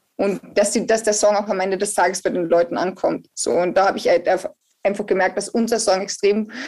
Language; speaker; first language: German; native; German